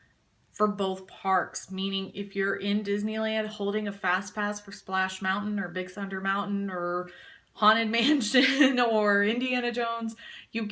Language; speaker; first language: English; native; English